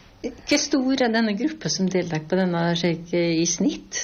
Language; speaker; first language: Norwegian; native; Norwegian